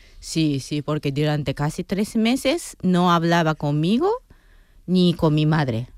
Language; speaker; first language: Spanish; non-native, fluent; Japanese